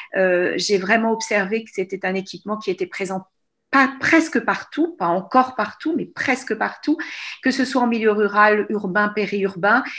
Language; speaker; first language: French; native; French